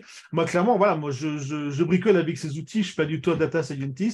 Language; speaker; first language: French; native; French